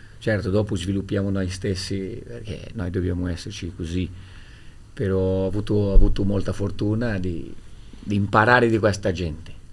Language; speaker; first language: Italian; non-native, fluent; Portuguese